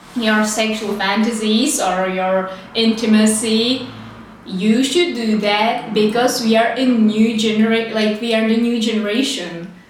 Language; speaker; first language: English; non-native, fluent; Czech